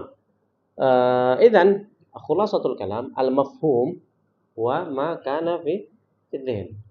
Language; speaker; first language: Arabic; non-native, fluent; Indonesian